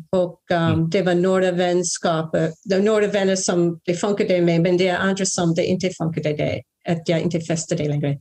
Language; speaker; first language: Swedish; non-native, fluent; English